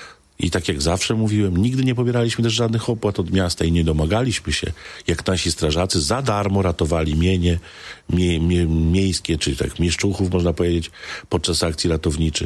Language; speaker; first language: Polish; native; Polish